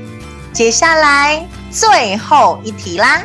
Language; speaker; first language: Chinese; native; Chinese